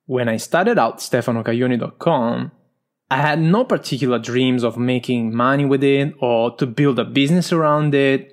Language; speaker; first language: English; non-native, fluent; Italian